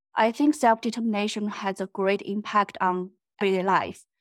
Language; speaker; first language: English; non-native, fluent; Chinese